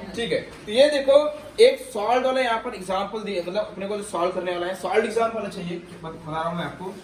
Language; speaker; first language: Hindi; non-native, local second language; Marathi